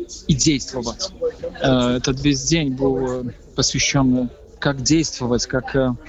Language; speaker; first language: Russian; non-native, fluent; Polish